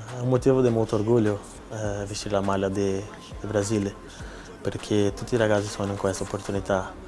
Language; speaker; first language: Italian; non-native, learner; Portuguese